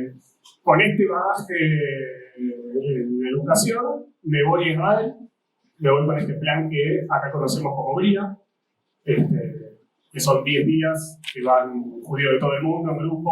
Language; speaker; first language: Spanish; native; Spanish